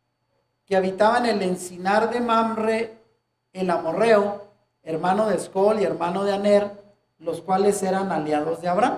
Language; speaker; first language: Spanish; native; Spanish